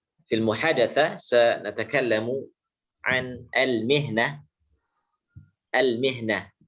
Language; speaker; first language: Arabic; non-native, fluent; Indonesian